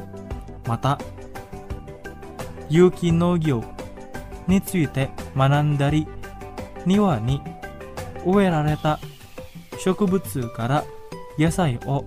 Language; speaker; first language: Japanese; non-native, fluent; Indonesian